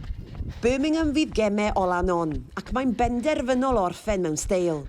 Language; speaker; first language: Welsh; native; Welsh